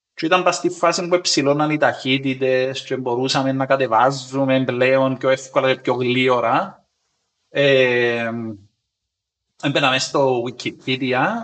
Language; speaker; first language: Greek; native; Greek